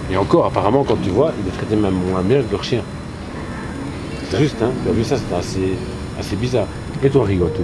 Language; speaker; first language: French; native; French